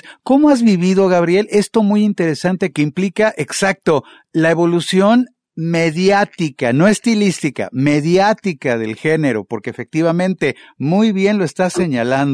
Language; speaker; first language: Spanish; native; Spanish